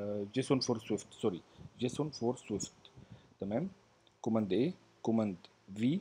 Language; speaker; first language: Arabic; native; Arabic